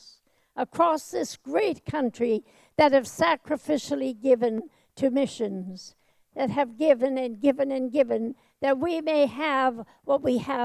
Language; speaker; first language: English; native; English